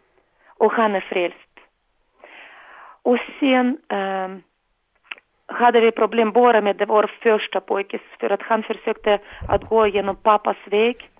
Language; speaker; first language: Swedish; non-native, fluent; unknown